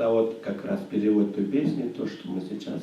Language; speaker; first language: Russian; native; Russian